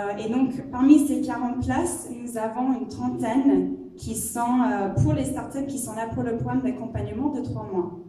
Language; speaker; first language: French; non-native, fluent; English